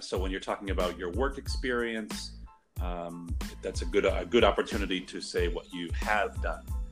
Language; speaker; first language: English; native; English